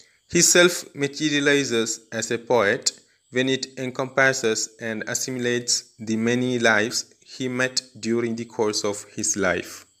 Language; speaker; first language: English; non-native, local second language; Malayalam